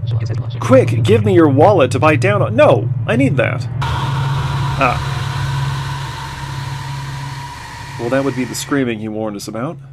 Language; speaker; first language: English; native; English